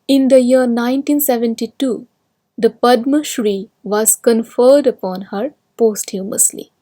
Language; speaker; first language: English; non-native, local second language; Assamese